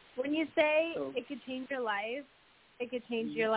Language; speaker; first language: English; native; English